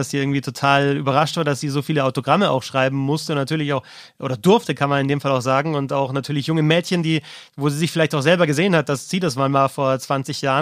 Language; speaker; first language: German; native; German